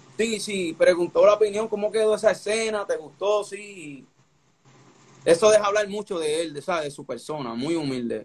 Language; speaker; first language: Spanish; native; Spanish